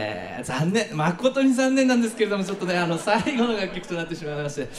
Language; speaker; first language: Japanese; native; Japanese